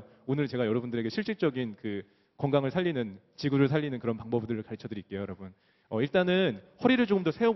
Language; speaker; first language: Korean; native; Korean